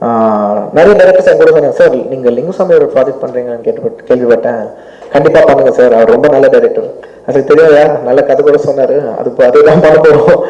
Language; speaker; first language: Tamil; non-native, local second language; Telugu